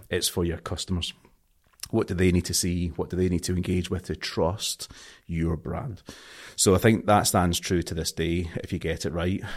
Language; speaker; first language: English; native; English